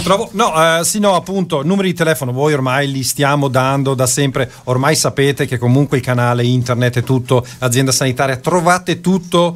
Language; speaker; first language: Italian; native; Italian